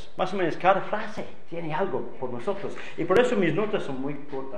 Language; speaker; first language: Spanish; non-native, fluent; English